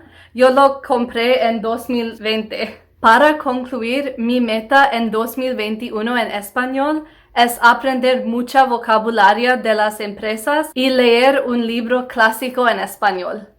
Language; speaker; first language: Spanish; non-native, learner; English